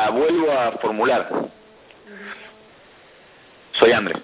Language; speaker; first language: Spanish; native; Spanish